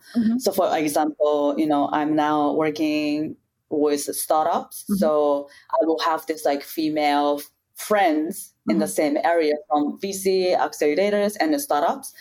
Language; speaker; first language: English; non-native, fluent; Japanese